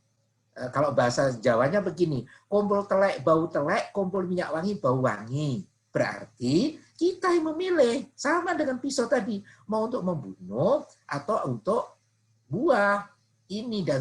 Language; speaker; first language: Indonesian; non-native, local second language; Javanese